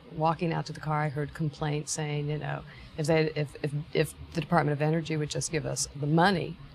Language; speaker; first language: English; native; English